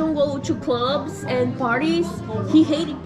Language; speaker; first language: English; non-native, learner; Portuguese